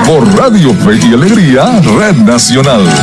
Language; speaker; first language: Spanish; native; Spanish